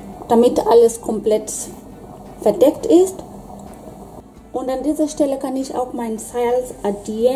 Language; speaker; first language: German; non-native, fluent; Swahili